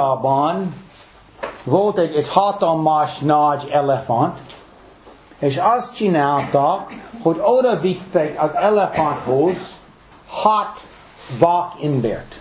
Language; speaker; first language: Hungarian; early bilingual, heritage; English